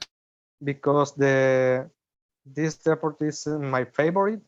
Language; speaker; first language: English; non-native, learner; Spanish